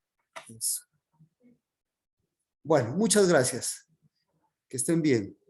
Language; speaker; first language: Spanish; native; Spanish